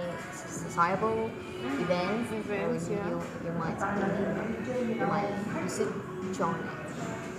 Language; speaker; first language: English; non-native, fluent; Vietnamese